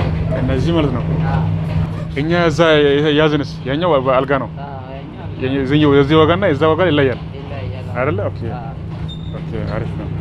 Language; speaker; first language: Amharic; non-native, local second language; Oromo